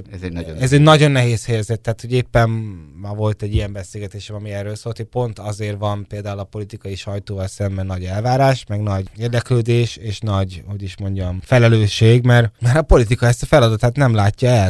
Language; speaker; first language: Hungarian; native; Hungarian